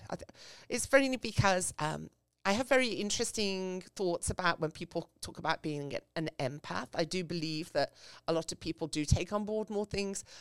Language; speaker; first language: English; native; English